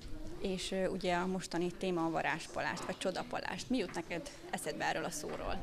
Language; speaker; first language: Hungarian; native; Hungarian